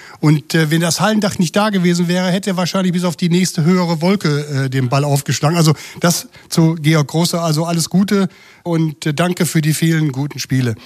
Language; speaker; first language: German; native; German